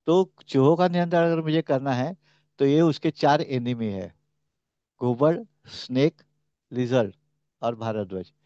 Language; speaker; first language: Hindi; non-native, local second language; Marathi